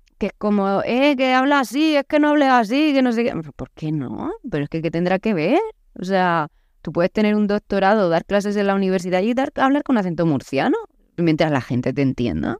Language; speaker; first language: Spanish; native; Spanish